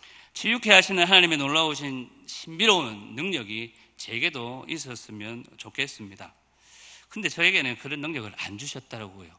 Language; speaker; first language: Korean; native; Korean